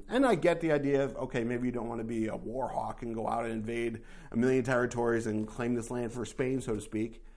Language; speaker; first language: English; native; English